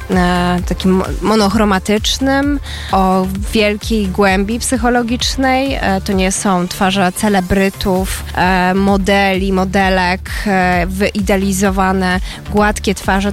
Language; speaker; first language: Polish; native; Polish